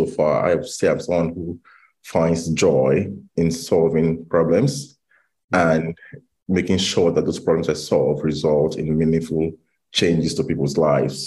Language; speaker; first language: English; non-native, local second language; Igbo